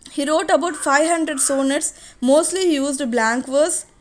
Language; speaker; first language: English; non-native, local second language; Tamil